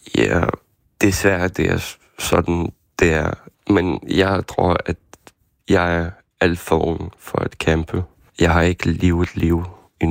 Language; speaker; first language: Danish; non-native, fluent; Ukrainian